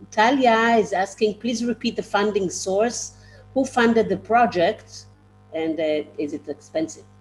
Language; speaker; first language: English; non-native, fluent; Hebrew